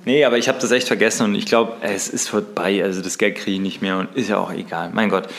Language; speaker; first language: German; native; German